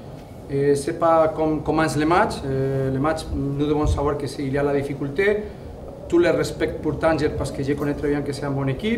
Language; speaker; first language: French; non-native, fluent; Spanish